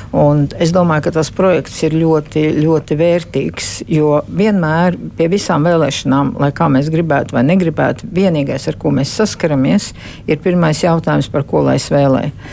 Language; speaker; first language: Latvian; early bilingual, heritage; Latvian